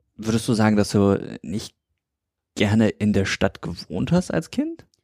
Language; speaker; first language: German; native; German